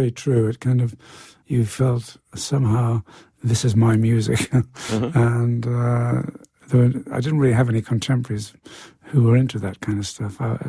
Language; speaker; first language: English; native; English